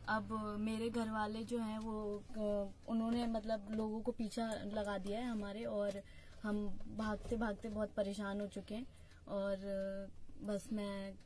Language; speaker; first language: Hindi; native; Hindi